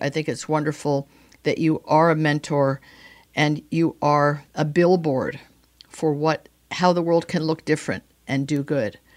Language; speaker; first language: English; native; English